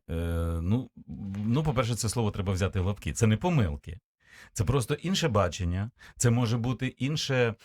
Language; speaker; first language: Ukrainian; native; Ukrainian